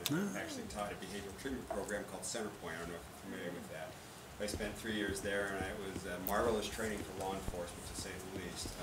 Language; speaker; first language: English; native; English